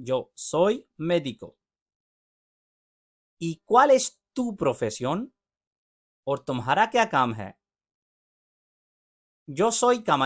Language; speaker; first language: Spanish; non-native, fluent; Urdu